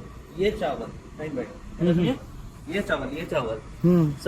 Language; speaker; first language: Hindi; non-native, learner; Bangla